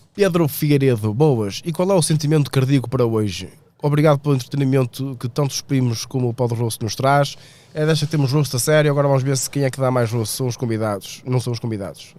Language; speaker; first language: Portuguese; native; Portuguese